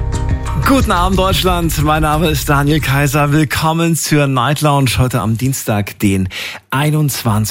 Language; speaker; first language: German; native; German